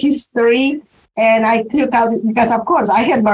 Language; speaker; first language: English; non-native, fluent; Spanish